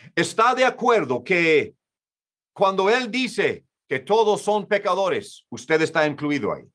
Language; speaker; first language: Spanish; non-native, fluent; English